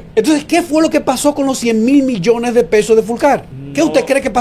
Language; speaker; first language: Spanish; native; Spanish